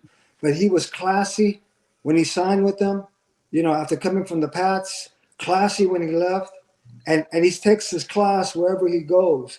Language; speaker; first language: English; native; English